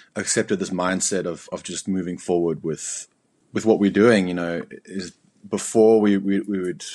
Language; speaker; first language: English; native; English